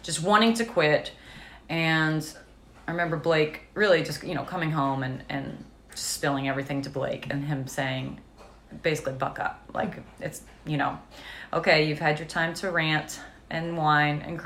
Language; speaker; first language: English; native; English